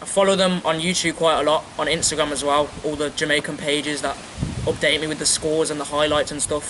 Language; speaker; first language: English; native; English